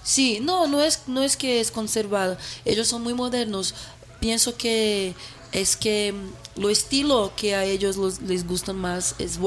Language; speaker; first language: Spanish; non-native, fluent; Portuguese